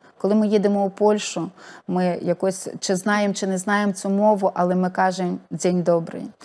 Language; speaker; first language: Ukrainian; native; Ukrainian